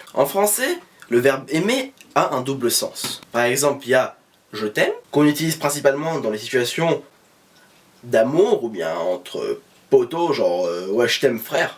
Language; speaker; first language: French; native; French